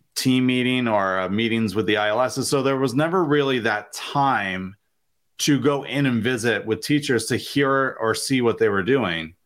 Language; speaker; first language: English; native; English